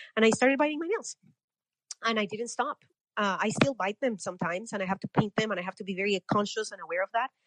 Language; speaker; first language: English; non-native, fluent; Spanish